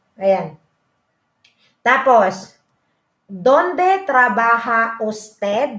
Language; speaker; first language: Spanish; non-native, learner; Filipino